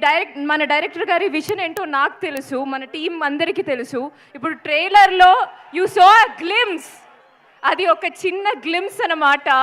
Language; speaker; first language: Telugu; non-native, local second language; Malayalam